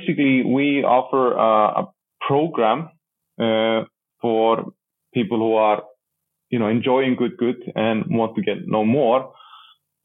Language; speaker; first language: English; non-native, fluent; Icelandic